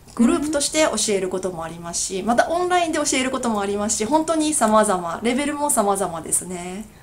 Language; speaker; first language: Japanese; native; Japanese